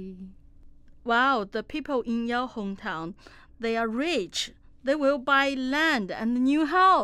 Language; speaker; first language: English; non-native, fluent; Chinese